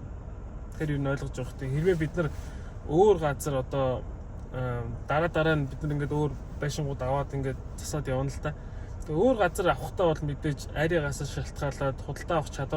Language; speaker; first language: Mongolian; native; Mongolian